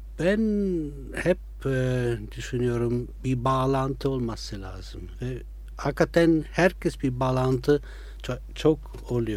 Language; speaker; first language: Turkish; non-native, fluent; Italian